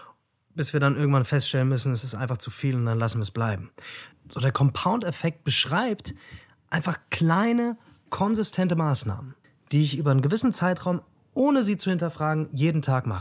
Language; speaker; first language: German; native; German